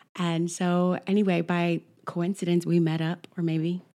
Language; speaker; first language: English; native; English